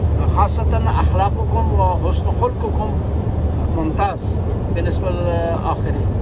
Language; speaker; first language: Arabic; non-native, learner; Urdu